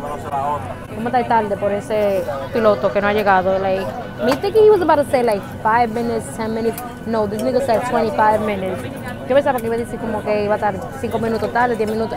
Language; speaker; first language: Spanish; early bilingual, heritage; Spanish